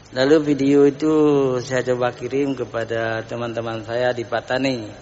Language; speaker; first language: Indonesian; non-native, local second language; Achinese